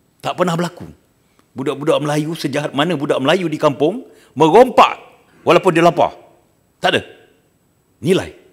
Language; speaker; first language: Malay; native; Malay